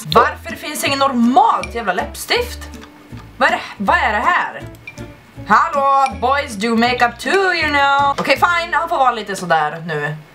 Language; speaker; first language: Swedish; native; Swedish